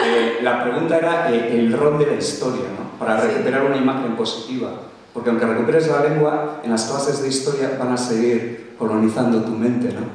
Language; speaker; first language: Spanish; native; Spanish